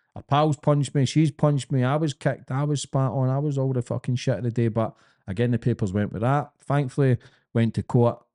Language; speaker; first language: English; native; English